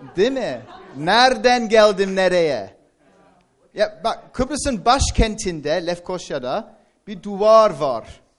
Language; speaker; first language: Turkish; non-native, fluent; English